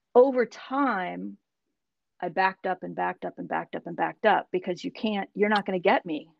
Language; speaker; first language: English; native; English